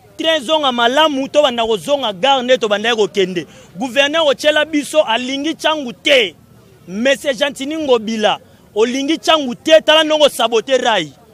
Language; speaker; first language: Lingala; native; Lingala